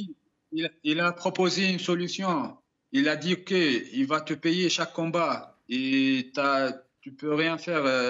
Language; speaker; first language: French; non-native, fluent; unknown